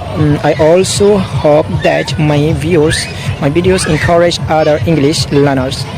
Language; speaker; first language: English; non-native, learner; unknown